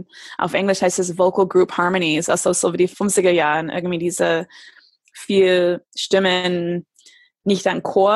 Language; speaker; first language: German; non-native, fluent; English